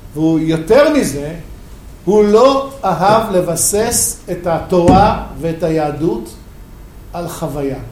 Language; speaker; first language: Hebrew; non-native, fluent; English